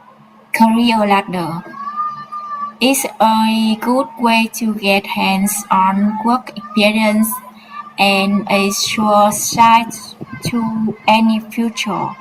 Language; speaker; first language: English; non-native, learner; Vietnamese